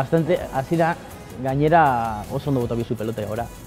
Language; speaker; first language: Basque; native; Basque